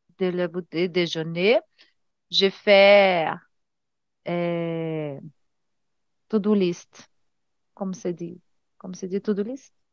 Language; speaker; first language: French; non-native, learner; Portuguese